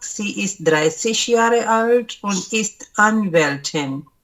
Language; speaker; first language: German; non-native, learner; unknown